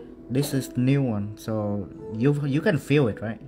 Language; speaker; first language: English; non-native, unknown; Vietnamese